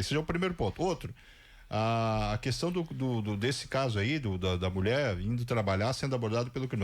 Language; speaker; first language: Portuguese; native; Portuguese